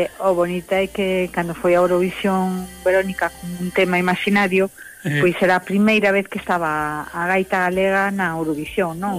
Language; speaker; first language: Galician; early bilingual, heritage; Galician